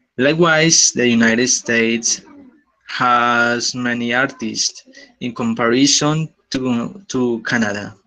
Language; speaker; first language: English; non-native, learner; Spanish